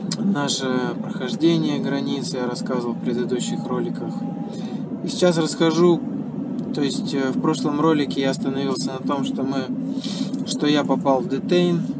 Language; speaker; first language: Russian; native; Russian